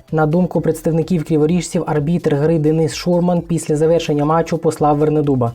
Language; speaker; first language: Ukrainian; native; Ukrainian